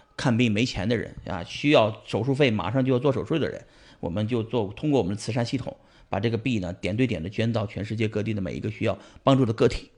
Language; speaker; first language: Chinese; native; Chinese